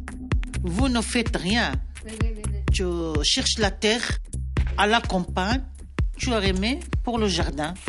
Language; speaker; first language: French; non-native, learner; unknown